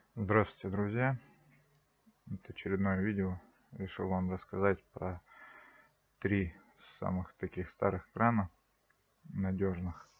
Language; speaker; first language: Russian; native; Russian